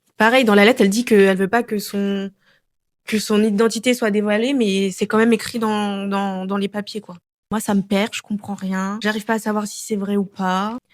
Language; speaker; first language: French; native; French